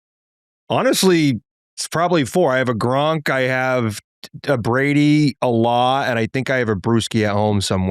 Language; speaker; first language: English; native; English